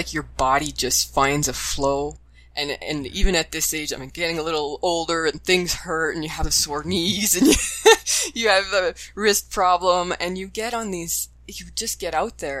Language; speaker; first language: English; native; English